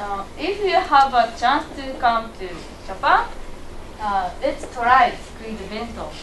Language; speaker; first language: English; non-native, learner; Japanese